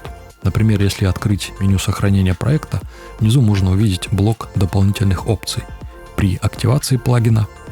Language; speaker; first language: Russian; native; Russian